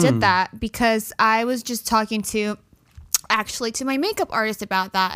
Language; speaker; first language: English; native; English